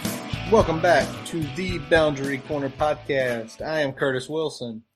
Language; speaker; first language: English; native; English